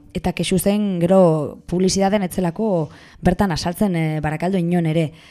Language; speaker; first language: Basque; non-native, local second language; Spanish